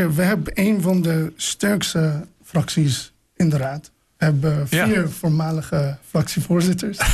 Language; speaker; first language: Dutch; non-native, fluent; English